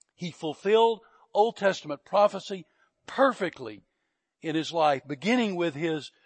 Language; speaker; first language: English; native; English